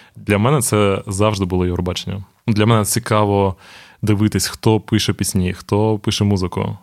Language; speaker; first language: Ukrainian; non-native, local second language; Russian